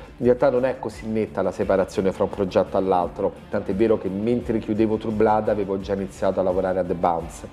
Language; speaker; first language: Italian; native; Italian